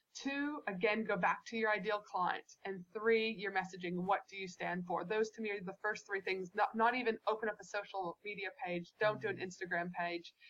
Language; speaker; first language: English; native; English